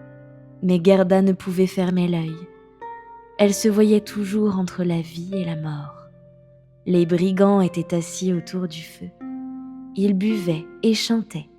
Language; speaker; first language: French; native; French